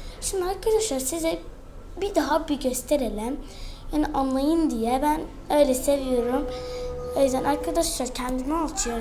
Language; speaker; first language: Turkish; early bilingual, heritage; Turkish